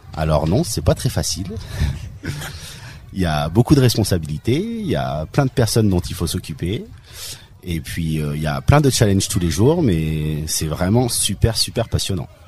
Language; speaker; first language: French; native; French